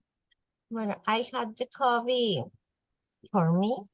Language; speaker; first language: English; non-native, learner; Spanish